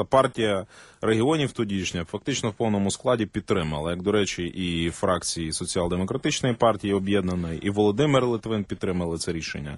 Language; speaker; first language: Ukrainian; native; Ukrainian